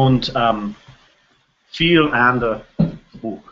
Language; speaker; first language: German; non-native, learner; English